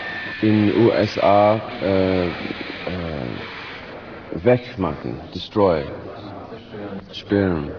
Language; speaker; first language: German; non-native, learner; English